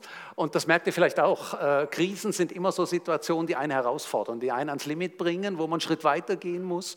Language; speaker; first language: German; native; German